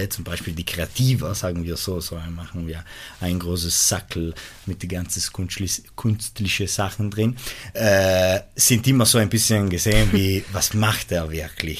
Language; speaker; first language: German; non-native, local second language; Italian